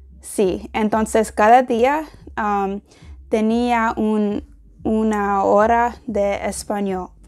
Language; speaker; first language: Spanish; non-native, learner; English